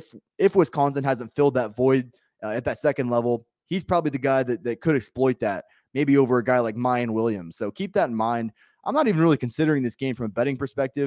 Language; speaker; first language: English; native; English